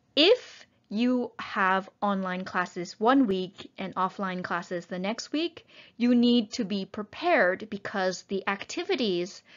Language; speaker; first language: English; native; English